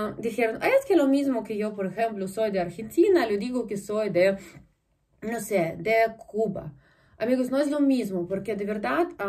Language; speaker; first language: Spanish; non-native, fluent; Russian